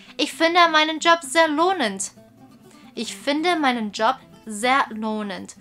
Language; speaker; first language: German; non-native, fluent; Chinese